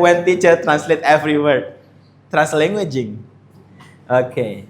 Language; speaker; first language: English; non-native, fluent; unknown